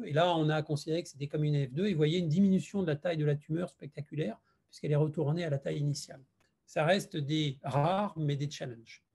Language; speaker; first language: French; native; French